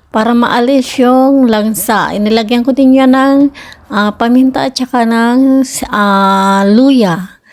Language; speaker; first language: Filipino; native; Filipino